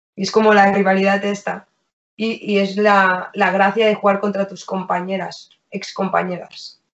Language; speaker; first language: Spanish; native; Spanish